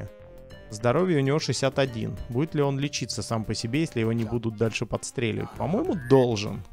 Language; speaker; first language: Russian; native; Russian